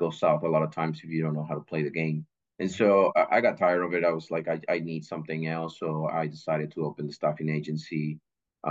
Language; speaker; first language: English; non-native, fluent; Spanish